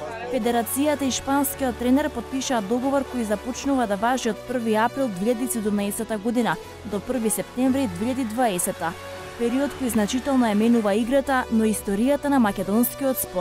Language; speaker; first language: Macedonian; native; Macedonian